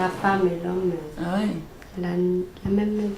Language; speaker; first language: French; non-native, learner; Arabic